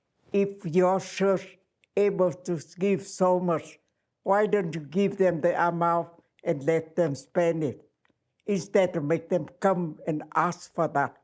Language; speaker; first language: English; non-native, fluent; Vietnamese